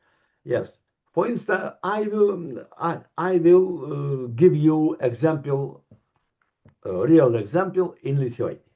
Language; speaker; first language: English; non-native, learner; Lithuanian